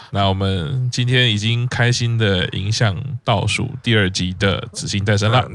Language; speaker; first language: Chinese; native; Chinese